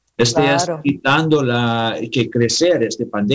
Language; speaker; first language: Spanish; non-native, learner; English